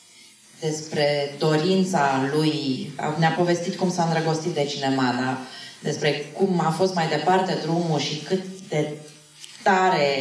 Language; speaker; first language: Romanian; native; Romanian